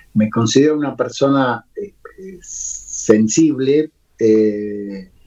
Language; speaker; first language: Spanish; native; Spanish